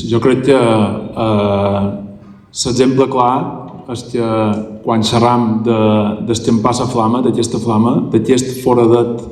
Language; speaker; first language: Catalan; native; Catalan